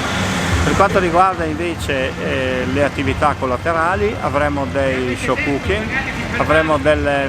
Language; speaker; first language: Italian; native; Italian